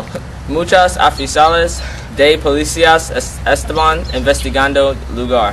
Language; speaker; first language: Spanish; non-native, learner; English